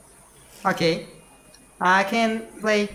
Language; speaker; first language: English; non-native, learner; Russian